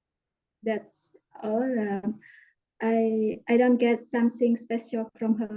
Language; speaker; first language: English; non-native, learner; Khmer